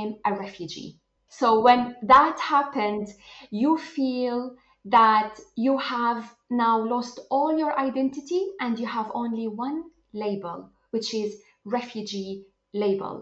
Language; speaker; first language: English; non-native, fluent; Arabic